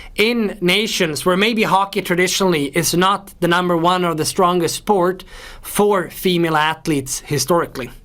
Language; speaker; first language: English; non-native, fluent; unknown